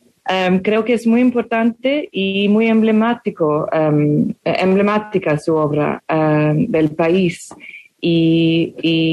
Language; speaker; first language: Spanish; non-native, fluent; English